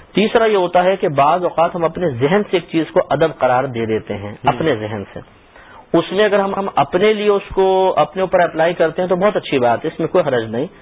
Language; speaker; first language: Urdu; native; Urdu